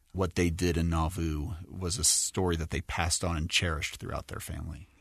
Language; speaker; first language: English; native; English